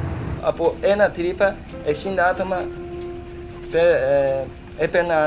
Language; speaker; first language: Greek; non-native, learner; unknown